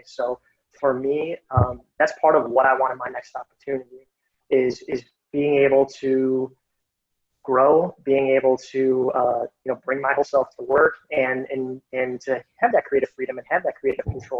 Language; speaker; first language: English; native; English